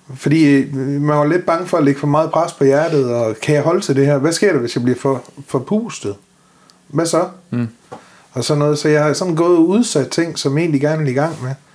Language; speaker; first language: Danish; native; Danish